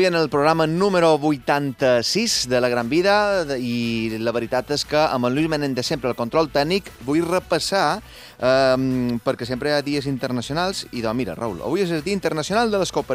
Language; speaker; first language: Catalan; native; Catalan